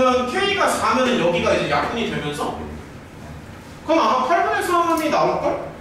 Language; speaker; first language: Korean; native; Korean